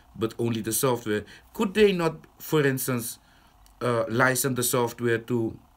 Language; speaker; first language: English; non-native, fluent; Dutch